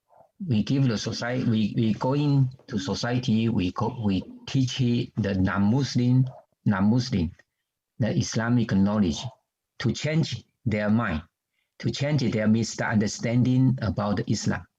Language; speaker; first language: English; non-native, learner; Chinese